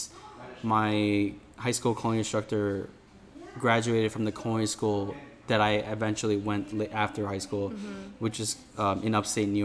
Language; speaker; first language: English; native; English